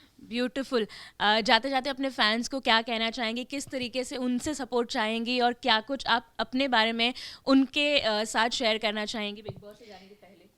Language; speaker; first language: Hindi; native; Hindi